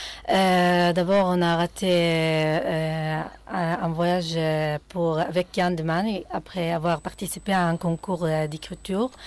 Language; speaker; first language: French; non-native, fluent; Arabic